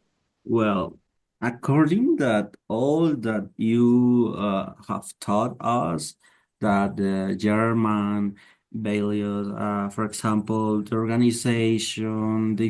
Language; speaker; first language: English; non-native, learner; Spanish